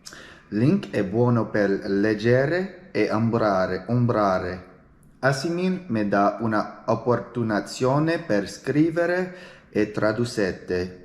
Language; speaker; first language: Italian; non-native, learner; English